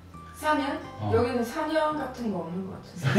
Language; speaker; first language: Korean; non-native, fluent; Swedish